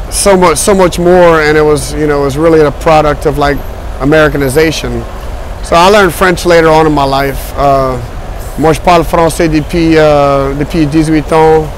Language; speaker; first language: English; native; English